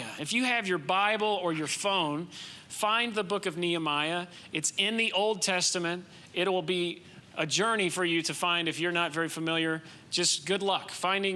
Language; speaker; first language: English; native; English